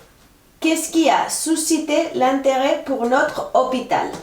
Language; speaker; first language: French; non-native, fluent; Spanish